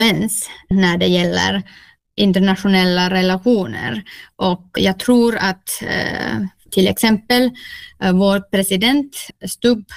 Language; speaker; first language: Swedish; non-native, local second language; Finnish